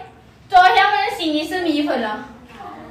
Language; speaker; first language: Chinese; non-native, fluent; Lao